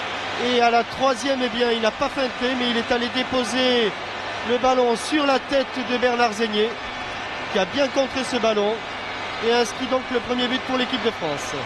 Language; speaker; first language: French; native; French